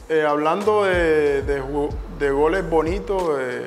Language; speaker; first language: Spanish; native; Spanish